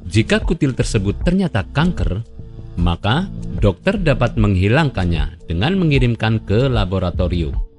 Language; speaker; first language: Indonesian; native; Indonesian